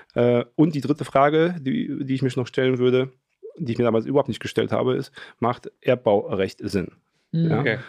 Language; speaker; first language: German; early bilingual, other home language; Polish